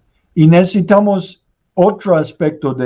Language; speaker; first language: Spanish; non-native, learner; English